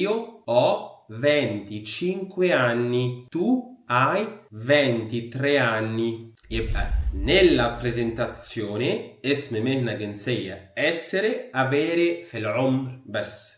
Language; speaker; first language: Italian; non-native, fluent; Arabic